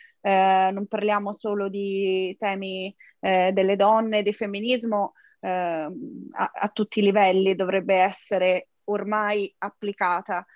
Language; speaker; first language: Italian; native; Italian